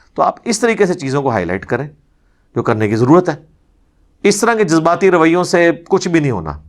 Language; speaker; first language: Urdu; non-native, local second language; Punjabi